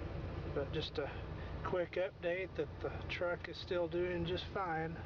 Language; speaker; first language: English; native; English